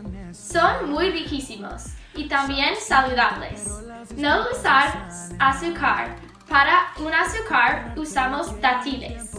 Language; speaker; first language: Spanish; non-native, learner; English